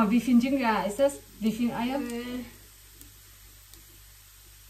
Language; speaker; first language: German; non-native, learner; Vietnamese